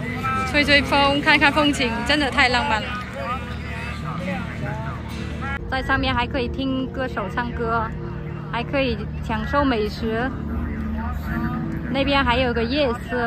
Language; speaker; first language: Chinese; non-native, fluent; Vietnamese